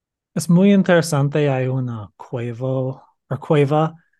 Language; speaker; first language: Spanish; non-native, learner; English